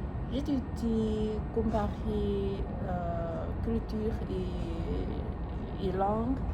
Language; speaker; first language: French; non-native, learner; English